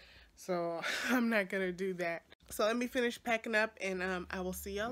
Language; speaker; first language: English; native; English